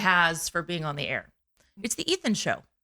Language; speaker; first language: English; native; English